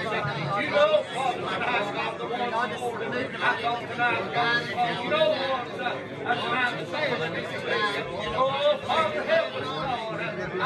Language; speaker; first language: English; native; English